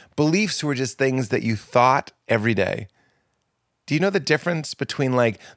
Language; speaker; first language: English; native; English